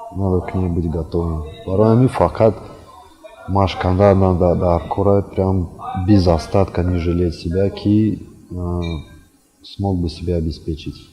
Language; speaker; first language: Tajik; non-native, local second language; Russian